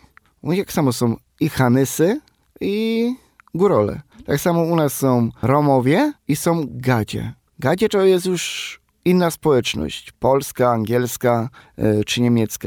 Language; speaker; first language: Polish; non-native, local second language; Romany